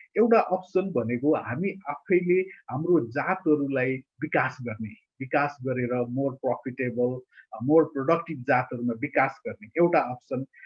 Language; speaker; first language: Nepali; native; Nepali